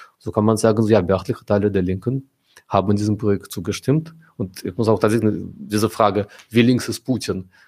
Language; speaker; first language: German; non-native, fluent; Russian